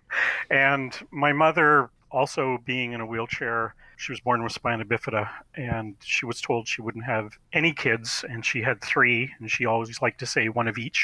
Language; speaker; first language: English; native; English